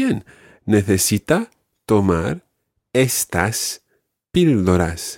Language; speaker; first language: Spanish; non-native, fluent; English